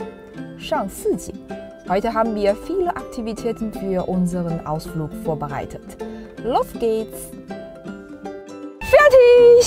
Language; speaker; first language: German; non-native, fluent; Chinese